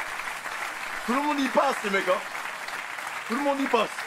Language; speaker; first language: French; native; French